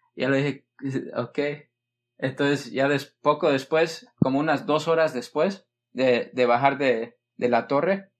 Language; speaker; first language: Spanish; early bilingual, heritage; Spanish